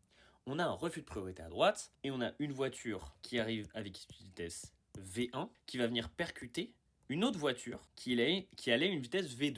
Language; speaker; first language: French; native; French